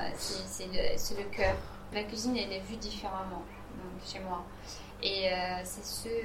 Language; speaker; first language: French; non-native, fluent; Romanian